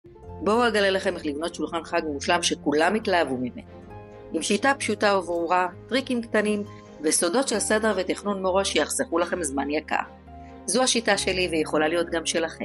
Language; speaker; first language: Hebrew; native; Hebrew